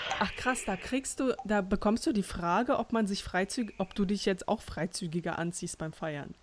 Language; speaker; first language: German; early bilingual, other home language; Russian